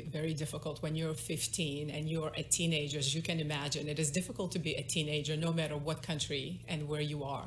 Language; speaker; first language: English; non-native, fluent; Russian